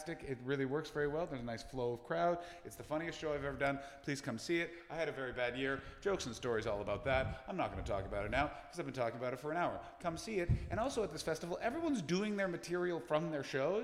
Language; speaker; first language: English; native; English